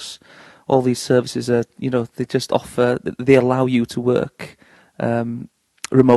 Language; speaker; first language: English; native; English